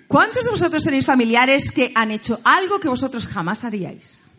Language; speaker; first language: Spanish; native; Spanish